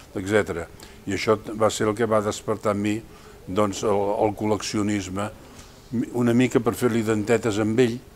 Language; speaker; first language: Catalan; native; Catalan